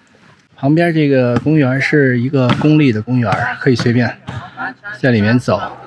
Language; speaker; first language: Chinese; native; Chinese